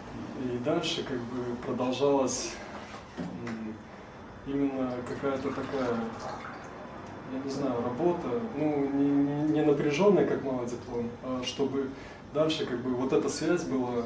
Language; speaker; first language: Russian; native; Russian